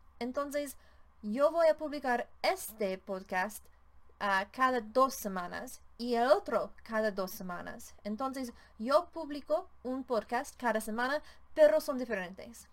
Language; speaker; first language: Spanish; non-native, learner; English